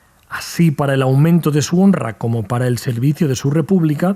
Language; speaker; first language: Spanish; native; Spanish